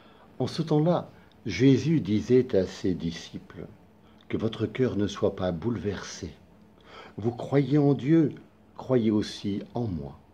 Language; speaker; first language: French; native; French